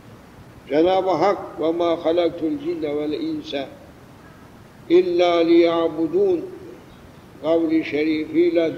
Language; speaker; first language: Turkish; native; Turkish